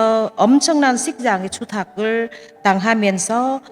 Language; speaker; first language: Korean; non-native, learner; Vietnamese